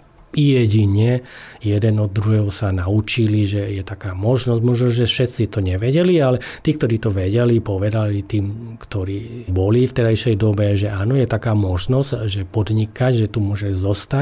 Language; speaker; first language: Slovak; non-native, fluent; Vietnamese